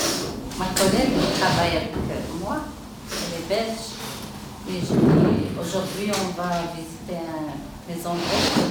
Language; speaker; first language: French; non-native, learner; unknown